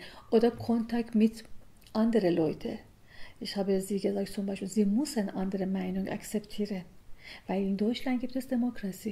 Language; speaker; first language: German; non-native, learner; Persian